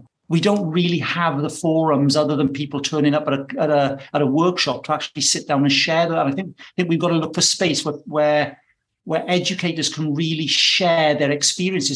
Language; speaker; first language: English; native; English